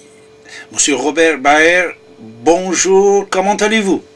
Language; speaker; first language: French; non-native, fluent; Persian